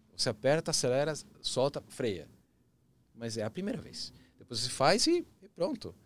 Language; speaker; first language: Portuguese; early bilingual, other home language; Spanish